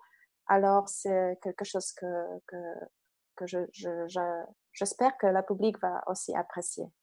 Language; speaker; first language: French; non-native, fluent; Polish